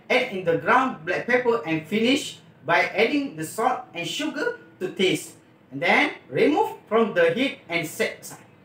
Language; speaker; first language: English; non-native, local second language; Malay